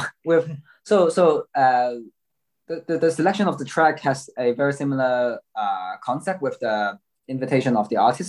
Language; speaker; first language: English; non-native, local second language; Cantonese